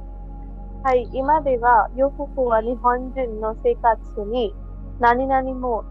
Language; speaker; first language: Japanese; non-native, learner; Hindi